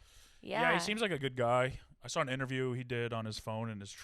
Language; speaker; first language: English; native; English